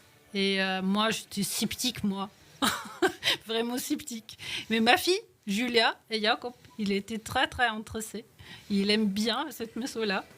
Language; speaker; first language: French; non-native, fluent; Norwegian